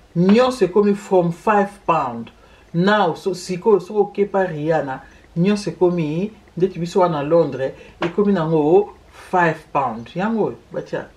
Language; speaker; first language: French; non-native, local second language; Lingala